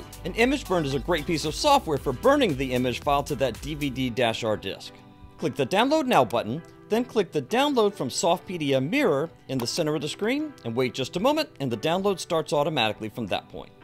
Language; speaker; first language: English; native; English